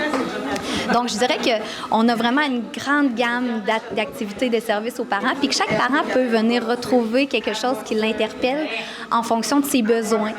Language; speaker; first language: French; native; French